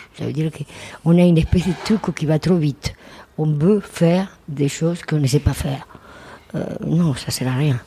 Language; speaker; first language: French; non-native, fluent; Spanish